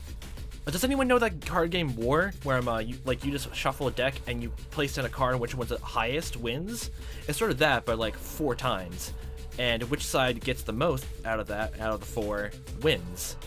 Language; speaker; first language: English; native; English